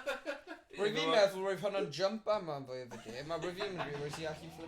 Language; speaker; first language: Welsh; native; Welsh